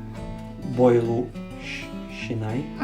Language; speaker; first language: Japanese; non-native, learner; Serbian